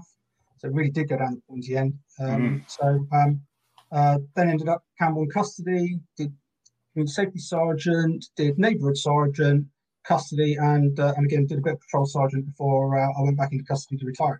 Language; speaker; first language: English; native; English